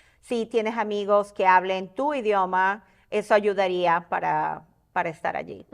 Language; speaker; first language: Spanish; native; Spanish